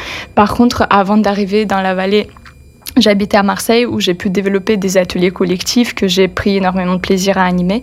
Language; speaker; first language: French; non-native, fluent; Russian